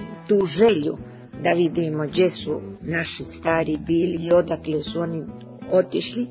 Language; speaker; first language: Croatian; early bilingual, heritage; Serbian